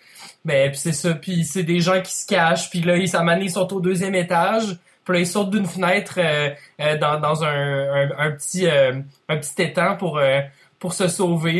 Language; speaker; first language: French; native; French